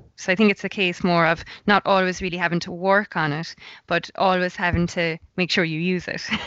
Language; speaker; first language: English; native; English